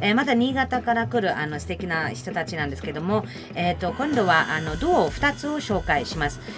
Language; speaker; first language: Japanese; non-native, fluent; German